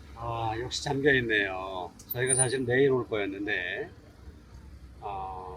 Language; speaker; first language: Korean; native; Korean